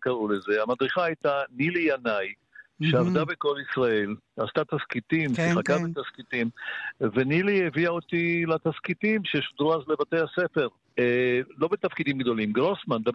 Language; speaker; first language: Hebrew; early bilingual, other home language; Polish